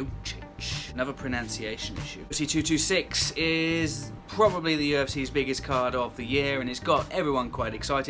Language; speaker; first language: English; native; English